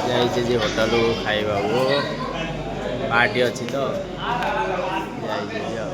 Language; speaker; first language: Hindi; non-native, local second language; Odia